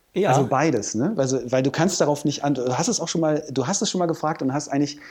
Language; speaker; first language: German; native; German